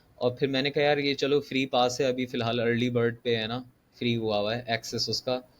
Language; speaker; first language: Urdu; native; Urdu